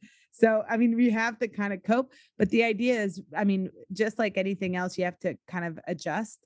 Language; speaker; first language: English; native; English